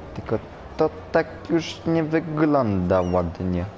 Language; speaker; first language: Polish; native; Polish